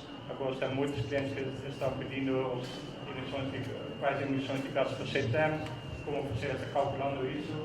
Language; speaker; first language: Portuguese; non-native, fluent; Dutch